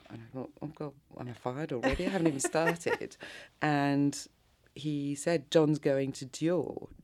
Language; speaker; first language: English; native; English